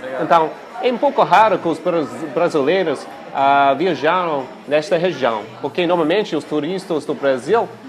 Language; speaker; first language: Portuguese; non-native, fluent; English